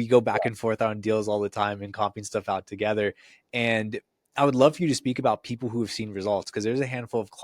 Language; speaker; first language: English; native; English